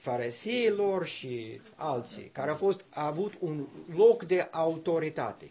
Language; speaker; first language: Romanian; non-native, learner; English